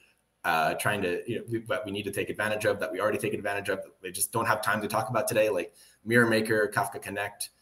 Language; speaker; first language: English; native; English